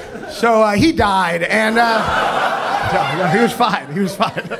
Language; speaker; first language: English; native; English